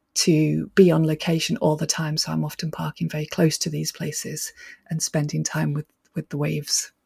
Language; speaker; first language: English; native; English